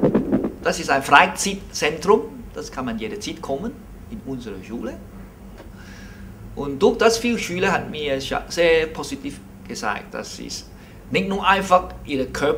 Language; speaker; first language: German; non-native, learner; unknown